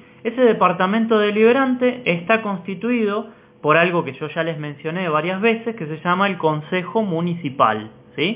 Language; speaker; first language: Spanish; native; Spanish